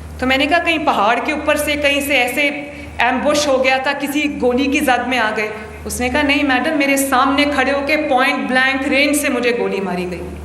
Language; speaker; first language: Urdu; native; Urdu